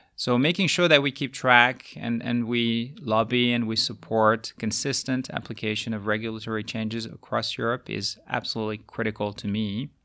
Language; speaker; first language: English; non-native, fluent; French